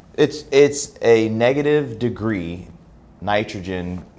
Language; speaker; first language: English; native; English